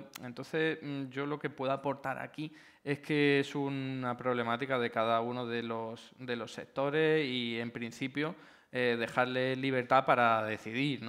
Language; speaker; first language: Spanish; native; Spanish